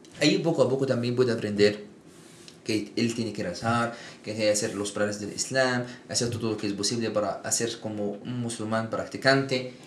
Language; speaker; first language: Spanish; non-native, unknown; Arabic